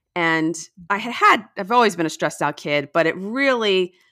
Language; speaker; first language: English; native; English